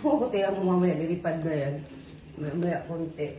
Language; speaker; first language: Filipino; native; Filipino